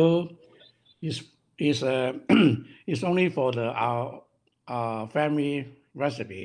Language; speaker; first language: English; non-native, local second language; Cantonese